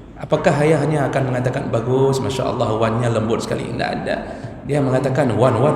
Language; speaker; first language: Malay; non-native, local second language; Achinese